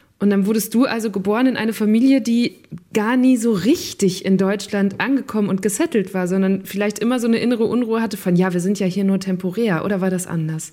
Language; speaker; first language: German; native; German